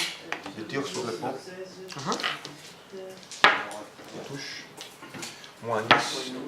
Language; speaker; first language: French; non-native, learner; Italian